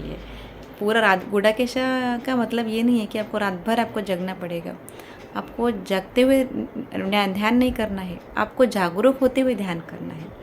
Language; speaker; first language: Hindi; non-native, local second language; Kannada